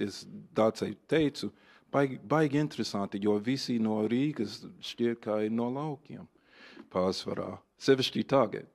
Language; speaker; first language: Latvian; non-native, fluent; English